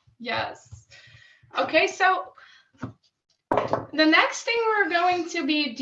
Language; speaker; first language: English; non-native, fluent; Dutch